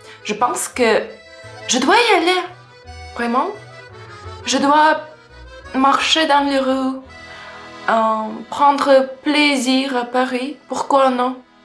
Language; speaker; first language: French; non-native, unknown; Russian